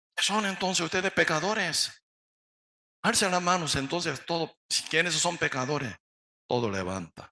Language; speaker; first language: Spanish; non-native, learner; Korean